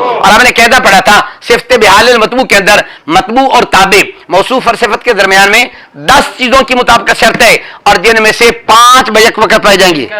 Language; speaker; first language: Urdu; non-native, local second language; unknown